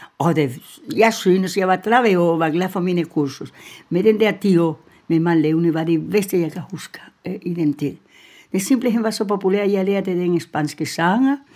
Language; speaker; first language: Danish; non-native, fluent; Spanish